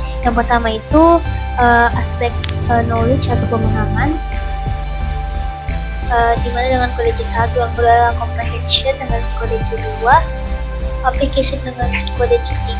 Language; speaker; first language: Indonesian; native; Indonesian